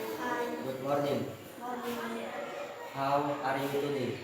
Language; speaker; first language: English; non-native, learner; Indonesian